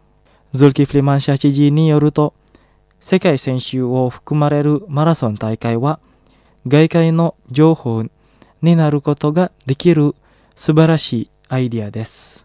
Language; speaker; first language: Japanese; non-native, fluent; Indonesian